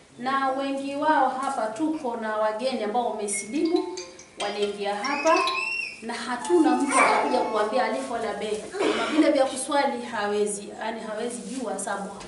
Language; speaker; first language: Swahili; native; Swahili